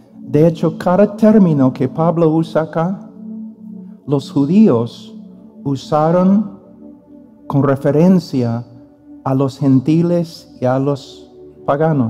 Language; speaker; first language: Spanish; non-native, fluent; English